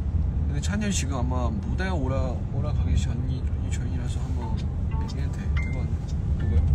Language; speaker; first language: Korean; non-native, fluent; Chinese